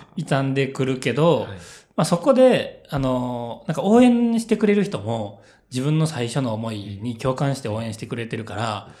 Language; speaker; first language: Japanese; native; Japanese